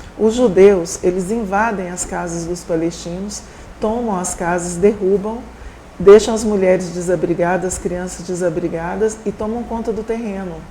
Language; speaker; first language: Portuguese; native; Portuguese